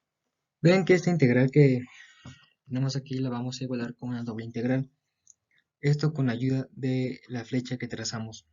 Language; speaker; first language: Spanish; native; Spanish